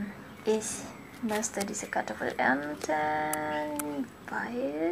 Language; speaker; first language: German; non-native, fluent; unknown